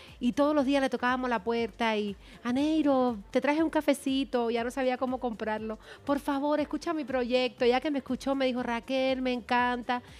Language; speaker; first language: Spanish; native; Spanish